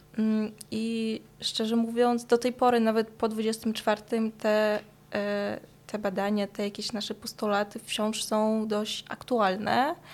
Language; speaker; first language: Polish; non-native, fluent; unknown